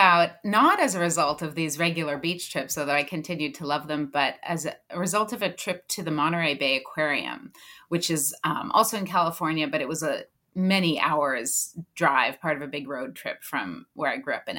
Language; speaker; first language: English; native; English